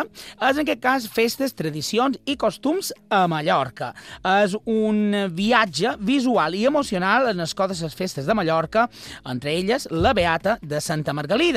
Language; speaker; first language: Catalan; native; Catalan